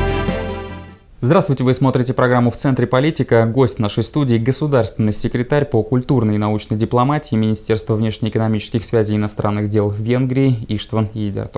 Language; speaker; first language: Russian; native; Russian